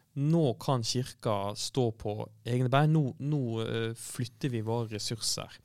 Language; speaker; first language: Norwegian; native; Norwegian